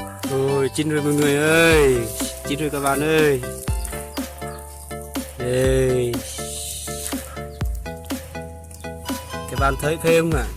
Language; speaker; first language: Vietnamese; non-native, local second language; Jarai